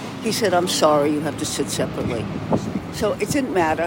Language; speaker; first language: English; native; English